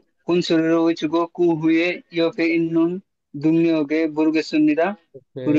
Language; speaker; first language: Korean; non-native, learner; Bangla